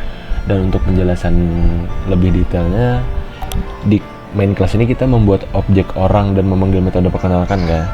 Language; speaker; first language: Indonesian; native; Indonesian